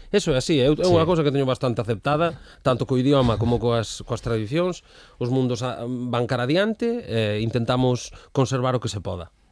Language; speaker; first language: Galician; native; Galician